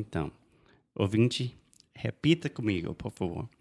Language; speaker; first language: Portuguese; non-native, fluent; English